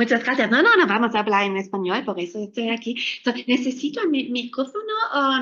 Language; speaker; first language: Spanish; non-native, fluent; German